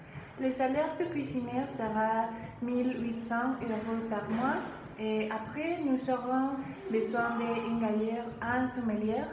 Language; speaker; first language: French; non-native, learner; Spanish